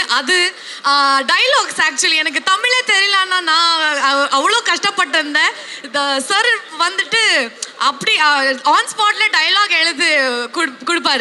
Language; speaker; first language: Tamil; non-native, learner; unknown